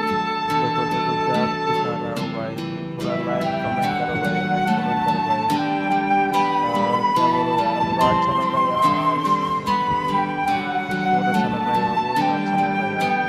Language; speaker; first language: Hindi; non-native, local second language; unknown